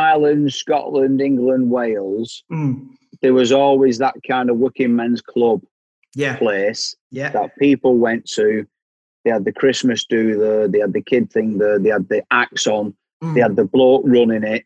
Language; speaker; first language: English; native; English